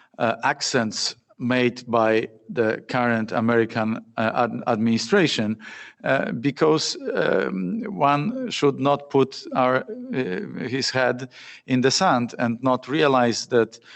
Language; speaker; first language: English; non-native, fluent; Polish